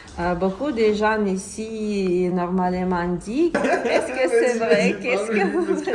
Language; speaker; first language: French; non-native, learner; Ukrainian